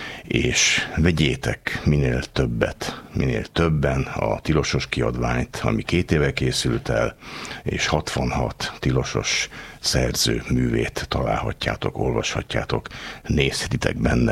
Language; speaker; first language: Hungarian; native; Hungarian